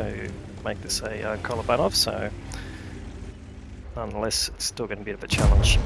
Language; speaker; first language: English; native; English